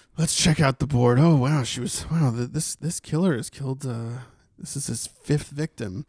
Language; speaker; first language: English; native; English